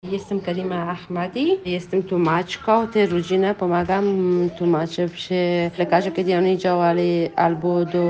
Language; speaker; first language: Polish; non-native, learner; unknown